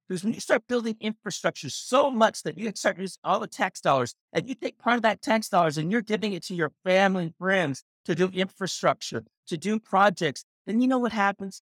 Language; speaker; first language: English; native; English